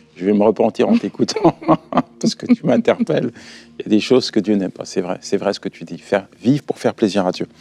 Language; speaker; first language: French; native; French